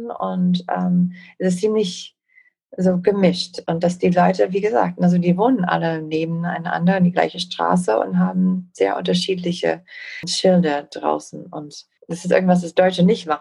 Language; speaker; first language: German; non-native, fluent; English